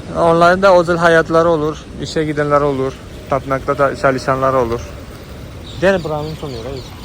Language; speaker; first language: Turkish; non-native, fluent; Malayalam